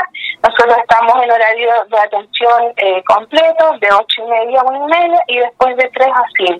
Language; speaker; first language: Spanish; native; Spanish